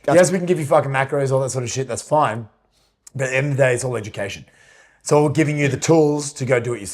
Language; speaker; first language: English; native; English